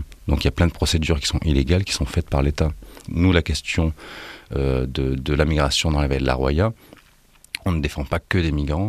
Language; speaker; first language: French; native; French